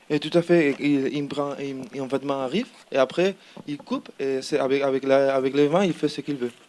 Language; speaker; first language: French; non-native, learner; Spanish